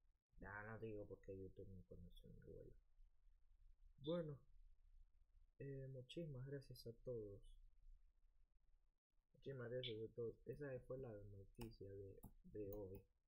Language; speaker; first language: Spanish; early bilingual, heritage; Spanish